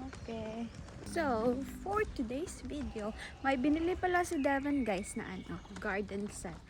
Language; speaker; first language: Filipino; native; Filipino